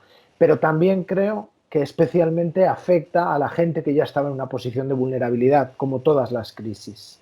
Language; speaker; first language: Spanish; native; Spanish